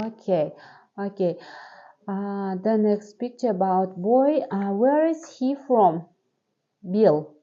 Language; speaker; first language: English; non-native, learner; Kazakh